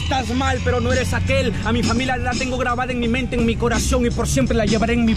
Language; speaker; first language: Spanish; native; Spanish